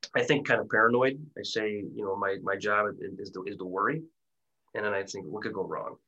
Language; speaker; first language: English; native; English